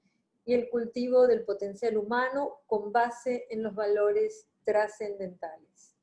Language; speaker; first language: Spanish; native; Spanish